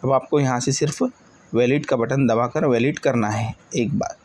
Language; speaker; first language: Hindi; non-native, local second language; Marathi